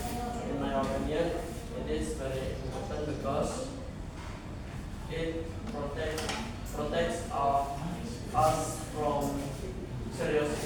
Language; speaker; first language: English; non-native, learner; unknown